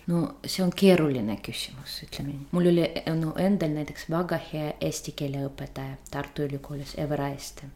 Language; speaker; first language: Estonian; non-native, fluent; Russian